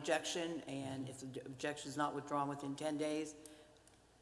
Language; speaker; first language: English; native; English